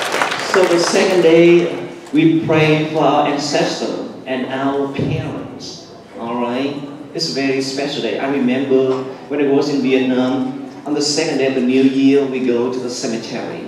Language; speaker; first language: English; non-native, fluent; Vietnamese